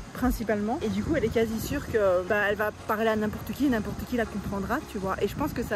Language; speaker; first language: French; native; French